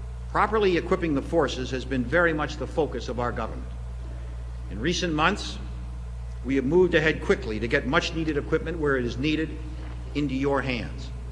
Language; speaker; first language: English; native; English